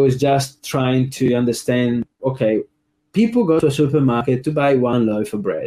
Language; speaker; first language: English; non-native, fluent; Italian